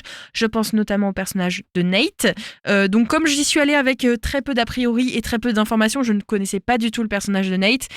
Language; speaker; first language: French; native; French